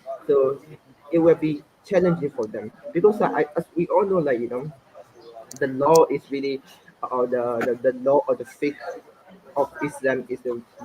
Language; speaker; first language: English; non-native, fluent; Burmese